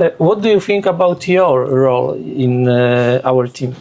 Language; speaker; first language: English; non-native, learner; Polish